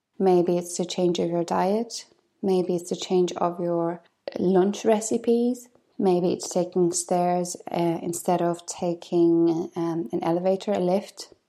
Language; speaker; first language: English; non-native, fluent; Polish